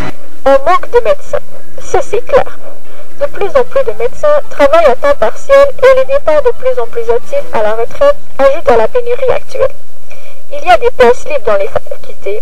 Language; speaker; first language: French; native; French